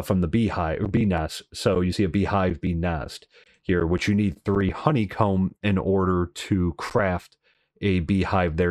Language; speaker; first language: English; native; English